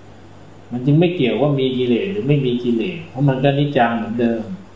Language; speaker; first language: Thai; native; Thai